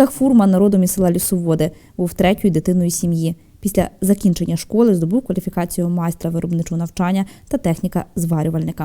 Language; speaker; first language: Ukrainian; native; Ukrainian